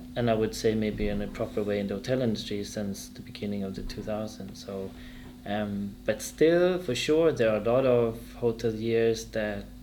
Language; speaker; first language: English; non-native, fluent; Swedish